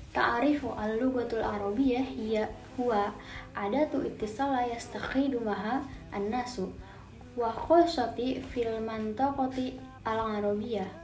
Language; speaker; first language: Arabic; non-native, learner; Indonesian